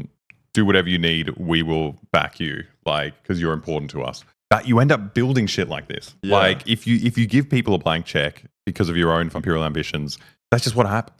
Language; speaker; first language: English; native; English